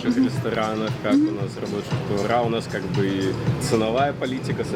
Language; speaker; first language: Russian; native; Russian